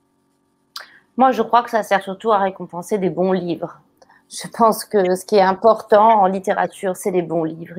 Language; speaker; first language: French; native; French